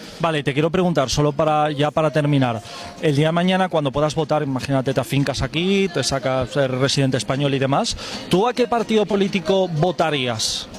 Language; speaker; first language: Spanish; native; Spanish